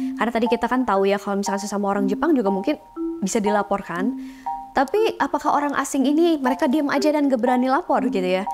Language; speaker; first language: Indonesian; native; Indonesian